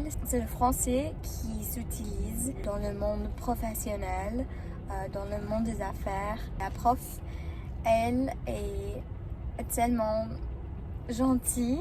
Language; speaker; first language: French; non-native, learner; English